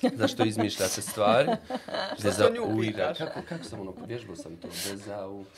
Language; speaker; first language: Bosnian; native; Bosnian